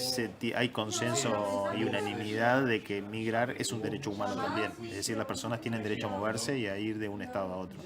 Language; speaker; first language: Spanish; native; Spanish